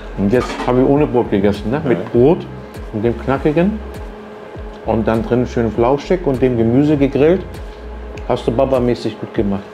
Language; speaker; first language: German; early bilingual, other home language; Turkish